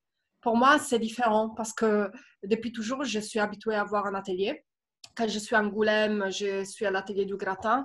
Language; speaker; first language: French; non-native, fluent; Italian